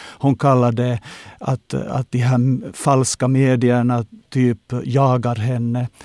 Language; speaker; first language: Swedish; native; Swedish